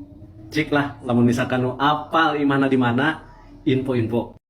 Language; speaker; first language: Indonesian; non-native, local second language; Sundanese